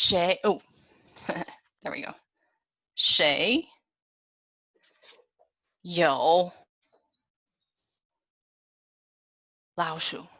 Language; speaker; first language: Chinese; non-native, fluent; English